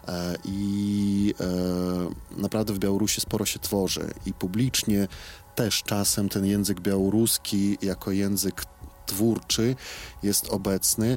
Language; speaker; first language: Polish; non-native, fluent; Belarusian